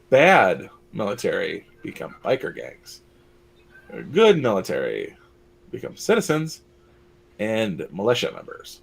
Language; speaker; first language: English; native; English